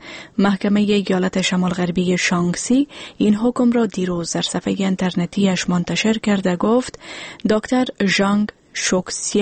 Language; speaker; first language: Persian; native; Persian